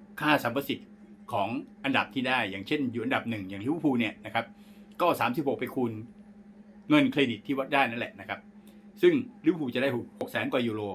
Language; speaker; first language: Thai; native; Thai